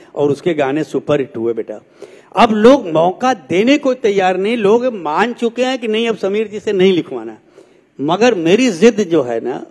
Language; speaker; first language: Hindi; native; Hindi